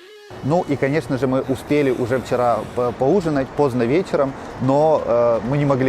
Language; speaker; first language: Russian; native; Russian